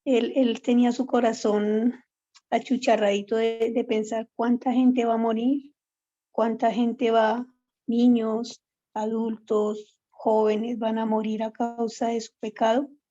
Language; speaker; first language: Spanish; native; Spanish